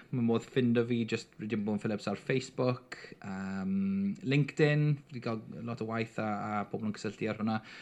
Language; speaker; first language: Welsh; non-native, local second language; English